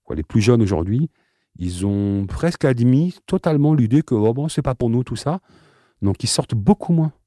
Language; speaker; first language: French; native; French